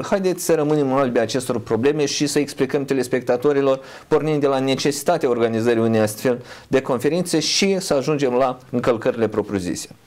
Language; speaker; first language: Romanian; native; Romanian